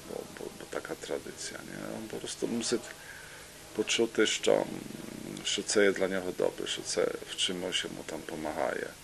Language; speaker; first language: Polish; non-native, local second language; Rusyn